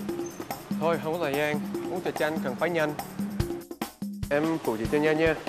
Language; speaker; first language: Vietnamese; non-native, fluent; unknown